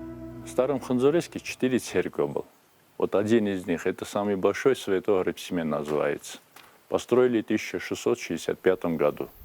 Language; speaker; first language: Russian; non-native, local second language; Armenian